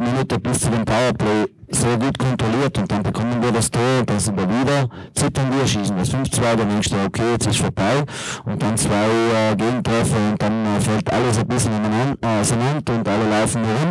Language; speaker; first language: German; native; German